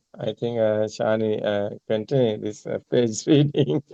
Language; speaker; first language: English; non-native, learner; Sinhala